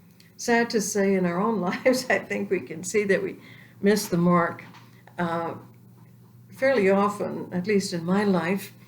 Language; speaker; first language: English; native; English